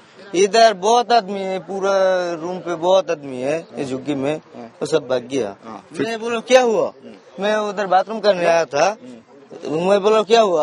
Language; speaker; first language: Hindi; non-native, learner; Bangla